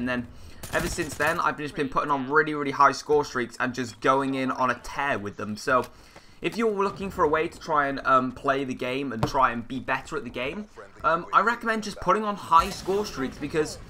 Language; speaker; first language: English; native; English